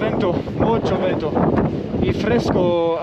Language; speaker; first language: Spanish; non-native, learner; French